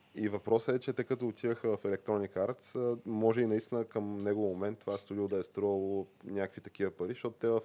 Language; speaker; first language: Bulgarian; native; Bulgarian